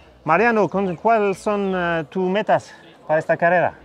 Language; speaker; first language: Spanish; non-native, learner; French